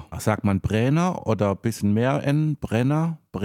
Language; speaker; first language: German; native; German